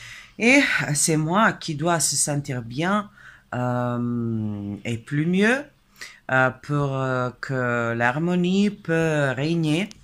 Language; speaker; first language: French; non-native, fluent; Serbian